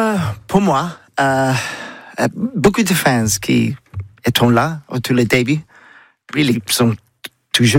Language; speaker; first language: French; non-native, learner; English